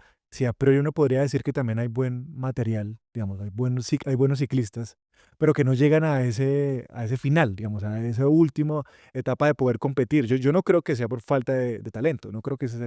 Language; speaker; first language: Spanish; native; Spanish